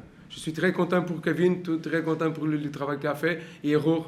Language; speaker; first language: French; non-native, learner; Portuguese